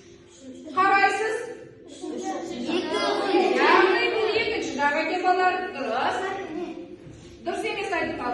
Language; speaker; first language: Kazakh; native; Kazakh